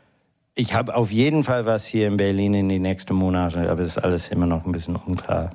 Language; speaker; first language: German; non-native, fluent; English